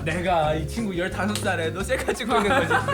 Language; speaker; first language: Korean; native; Korean